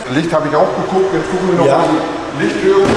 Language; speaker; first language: German; native; German